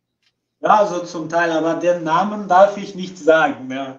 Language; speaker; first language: German; non-native, fluent; Portuguese